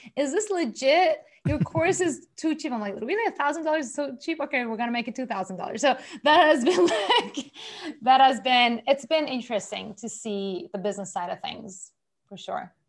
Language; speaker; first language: English; non-native, fluent; Persian